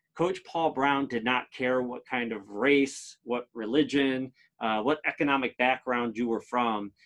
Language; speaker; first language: English; native; English